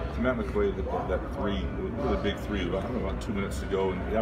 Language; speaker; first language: English; native; English